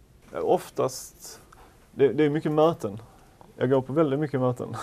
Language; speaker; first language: Swedish; native; Swedish